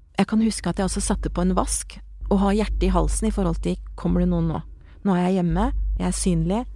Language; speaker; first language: Norwegian; native; Norwegian